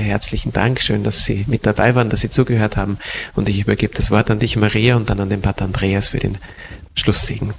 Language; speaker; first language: German; native; German